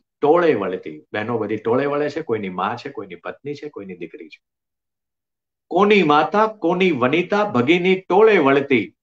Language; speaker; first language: Gujarati; native; Gujarati